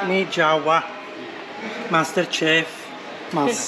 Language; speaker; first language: Indonesian; non-native, learner; Turkish